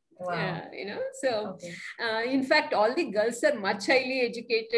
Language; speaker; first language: English; non-native, local second language; Kannada